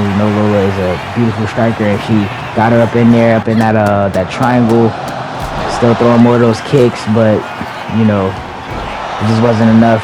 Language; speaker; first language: English; native; English